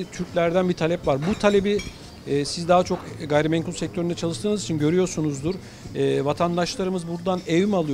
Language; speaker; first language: Turkish; native; Turkish